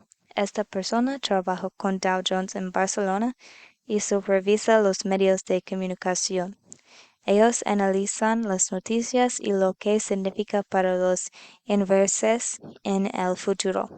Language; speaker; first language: Spanish; non-native, learner; English